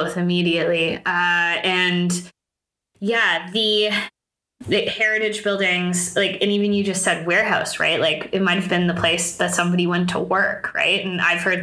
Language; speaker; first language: English; native; English